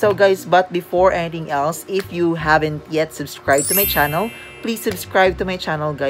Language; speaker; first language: English; non-native, local second language; Filipino